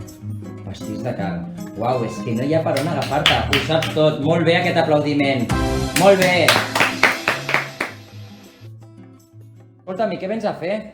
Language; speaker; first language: Catalan; native; Catalan